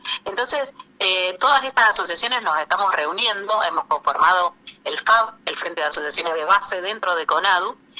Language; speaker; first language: Spanish; native; Spanish